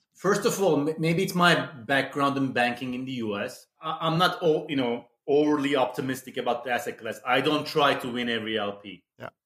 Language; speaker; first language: English; non-native, fluent; Turkish